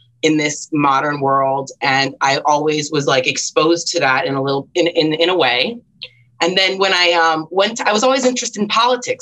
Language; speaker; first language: English; native; English